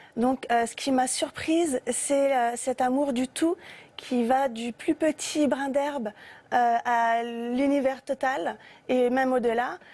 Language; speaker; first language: French; native; French